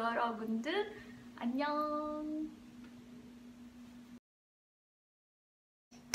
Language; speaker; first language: Korean; non-native, learner; Indonesian